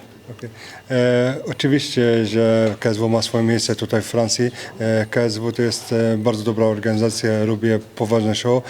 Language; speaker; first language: Polish; non-native, fluent; French